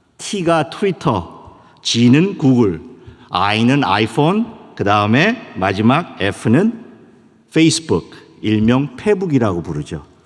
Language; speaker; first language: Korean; native; Korean